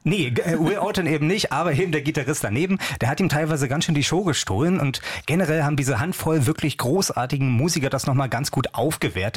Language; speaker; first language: German; native; German